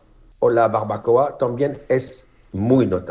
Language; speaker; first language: Spanish; non-native, fluent; French